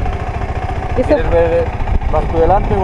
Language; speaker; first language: Spanish; native; Spanish